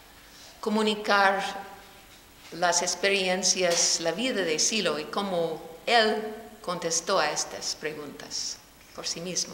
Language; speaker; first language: Spanish; non-native, fluent; English